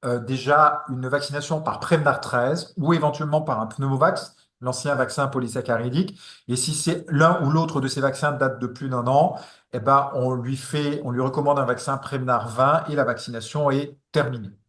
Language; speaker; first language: French; native; French